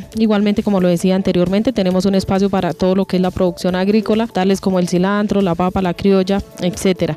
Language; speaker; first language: Spanish; native; Spanish